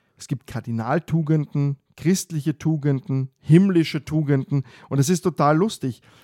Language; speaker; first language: German; native; German